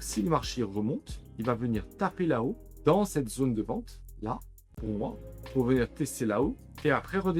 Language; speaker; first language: French; native; French